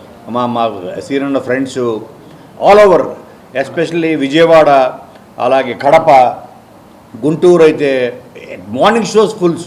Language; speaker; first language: Telugu; native; Telugu